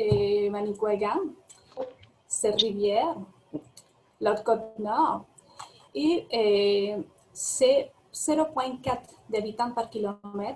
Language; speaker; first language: French; non-native, fluent; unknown